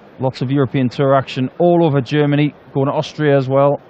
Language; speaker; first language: English; native; English